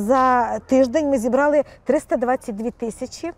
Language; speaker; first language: Ukrainian; non-native, local second language; Russian